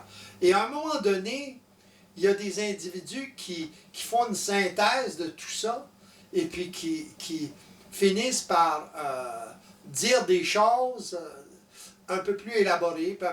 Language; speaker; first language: French; native; French